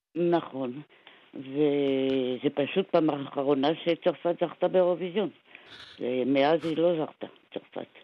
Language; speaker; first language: Hebrew; non-native, fluent; French